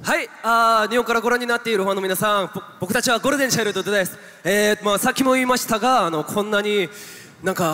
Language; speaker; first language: Japanese; non-native, learner; Korean